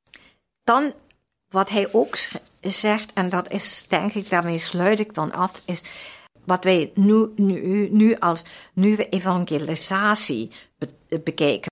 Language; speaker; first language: Dutch; non-native, fluent; German